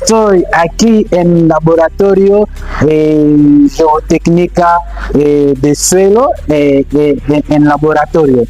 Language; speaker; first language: Spanish; non-native, learner; French